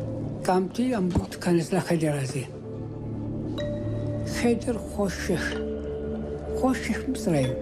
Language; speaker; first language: Hebrew; early bilingual, other home language; Amharic